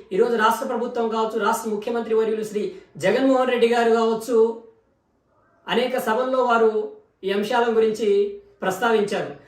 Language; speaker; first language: Telugu; non-native, local second language; Lambadi